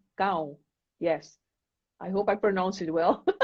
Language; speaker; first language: English; non-native, fluent; Dutch